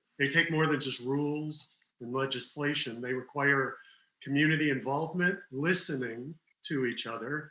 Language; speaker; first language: English; native; English